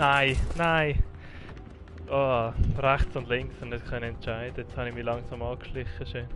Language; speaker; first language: German; native; German